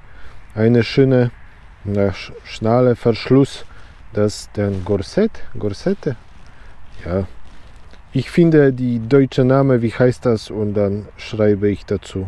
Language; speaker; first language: German; non-native, learner; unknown